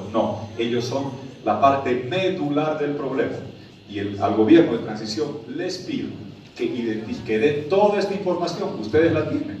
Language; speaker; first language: Spanish; native; Spanish